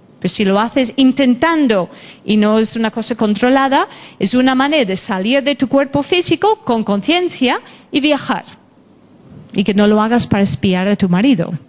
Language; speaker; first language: Spanish; non-native, fluent; English